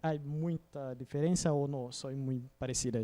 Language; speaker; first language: Spanish; non-native, learner; Portuguese